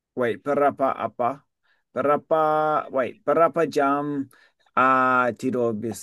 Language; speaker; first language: Indonesian; non-native, learner; English